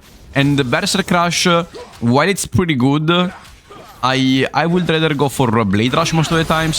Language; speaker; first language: English; non-native, fluent; Italian